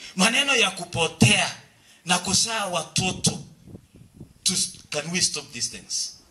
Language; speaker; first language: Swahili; non-native, local second language; Kalenjin